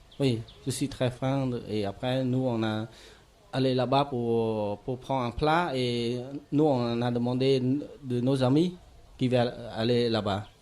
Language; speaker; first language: French; non-native, learner; Khmer